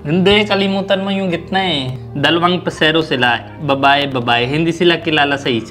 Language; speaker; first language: Filipino; non-native, learner; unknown